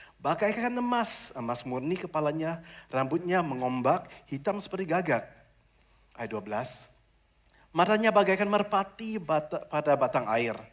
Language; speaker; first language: Indonesian; non-native, fluent; German